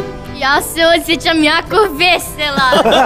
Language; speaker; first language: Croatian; early bilingual, other home language; Filipino